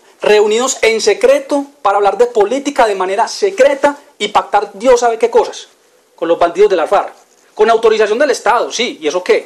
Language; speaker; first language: Spanish; native; Spanish